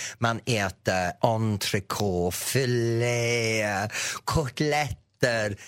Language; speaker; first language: Swedish; non-native, fluent; English